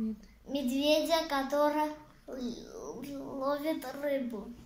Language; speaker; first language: Russian; non-native, learner; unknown